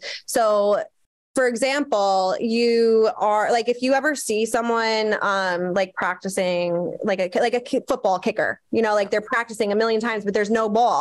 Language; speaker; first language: English; native; English